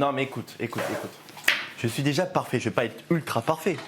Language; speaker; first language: French; native; French